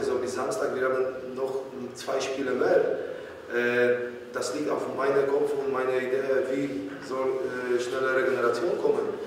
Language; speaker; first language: German; non-native, fluent; Polish